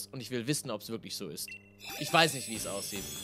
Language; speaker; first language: German; native; German